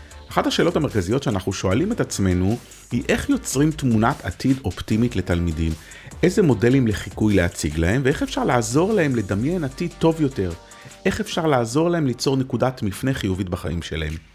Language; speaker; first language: Hebrew; native; Hebrew